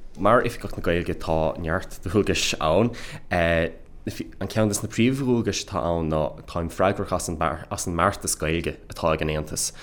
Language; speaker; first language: Irish; non-native, local second language; English